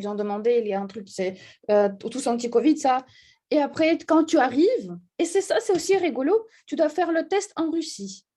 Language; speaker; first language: French; non-native, fluent; Russian